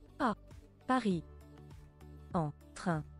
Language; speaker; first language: French; non-native, learner; English